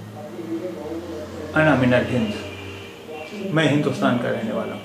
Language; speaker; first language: Urdu; native; Urdu